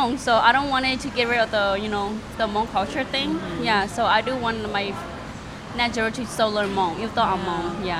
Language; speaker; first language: English; non-native, learner; Thai